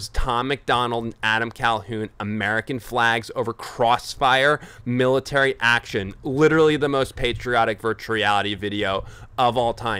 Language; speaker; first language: English; native; English